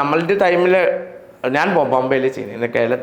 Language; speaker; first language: Malayalam; non-native, learner; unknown